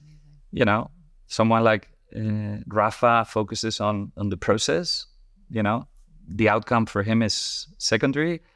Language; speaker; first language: English; non-native, fluent; Spanish